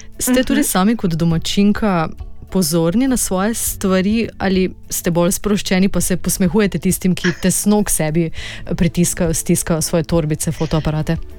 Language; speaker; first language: Slovenian; native; Slovenian